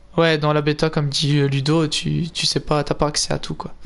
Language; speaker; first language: French; native; French